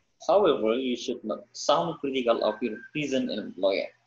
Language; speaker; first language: English; non-native, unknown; Indonesian